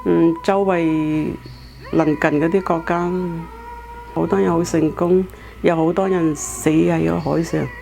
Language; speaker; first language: Cantonese; early bilingual, heritage; Cantonese